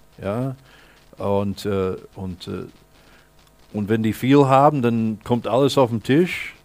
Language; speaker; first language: German; non-native, fluent; English